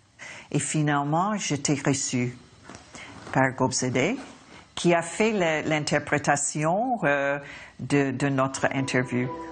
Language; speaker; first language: French; non-native, fluent; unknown